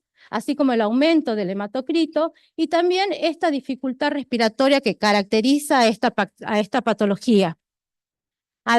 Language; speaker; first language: Spanish; native; Spanish